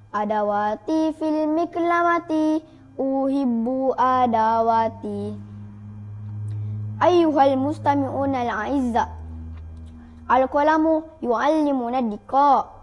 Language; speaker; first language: Arabic; non-native, learner; Malay